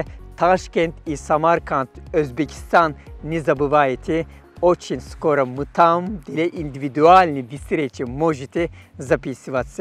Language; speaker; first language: Russian; non-native, fluent; Turkish